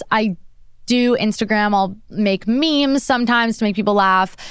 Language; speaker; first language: English; native; English